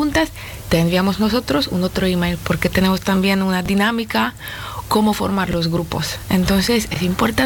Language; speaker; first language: Spanish; non-native, learner; Polish